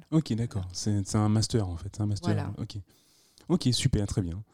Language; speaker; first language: French; native; French